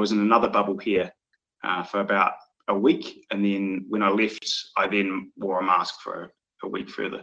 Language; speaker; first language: English; native; English